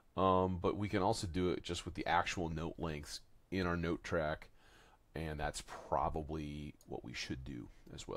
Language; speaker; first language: English; native; English